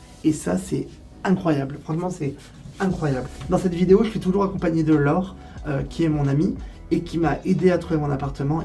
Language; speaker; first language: French; native; French